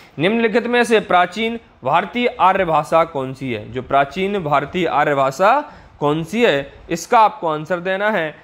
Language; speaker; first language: Hindi; native; Hindi